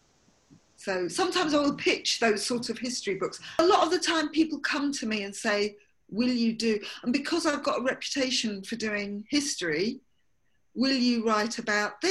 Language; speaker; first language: English; native; English